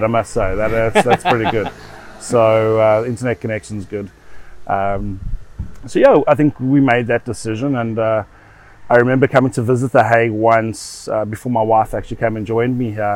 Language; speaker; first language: English; native; English